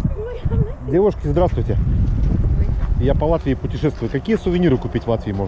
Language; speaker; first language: Russian; native; Russian